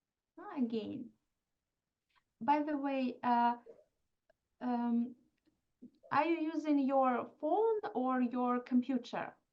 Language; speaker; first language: English; non-native, fluent; Russian